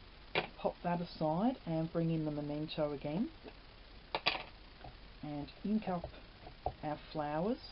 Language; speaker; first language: English; native; English